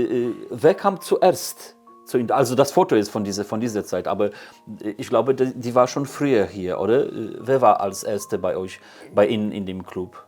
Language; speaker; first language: German; non-native, fluent; Polish